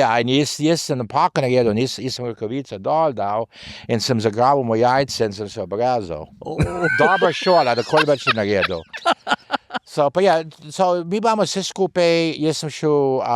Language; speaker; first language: Slovenian; early bilingual, heritage; Slovenian